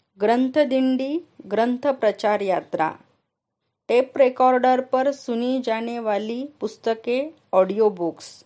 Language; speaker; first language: Hindi; non-native, local second language; Marathi